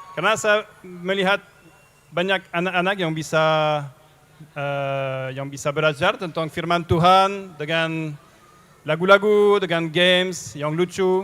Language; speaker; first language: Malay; non-native, fluent; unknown